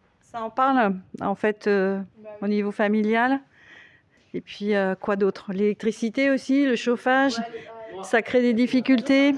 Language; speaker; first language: French; native; French